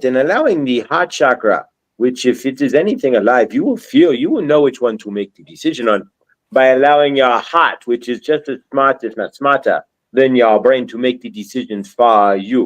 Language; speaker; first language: English; native; English